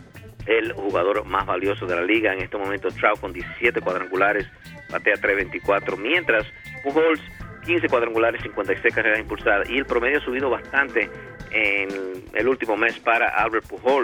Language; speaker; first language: Spanish; native; Spanish